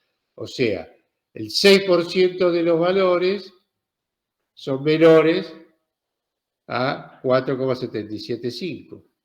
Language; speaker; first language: Spanish; native; Spanish